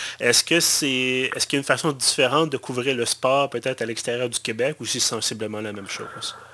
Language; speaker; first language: French; native; French